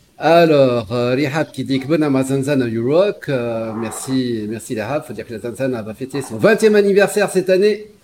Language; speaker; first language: French; non-native, local second language; Arabic